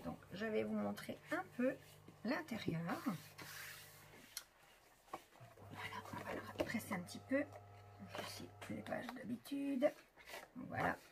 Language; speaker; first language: French; native; French